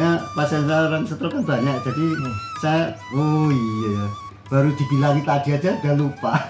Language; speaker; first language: Indonesian; non-native, local second language; Javanese